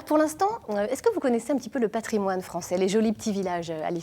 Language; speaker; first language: French; native; French